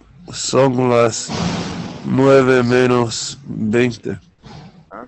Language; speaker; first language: Spanish; non-native, learner; English